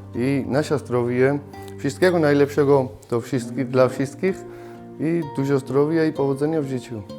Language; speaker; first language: Polish; non-native, fluent; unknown